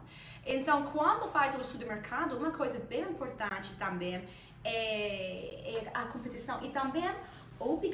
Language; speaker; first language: Portuguese; non-native, fluent; Spanish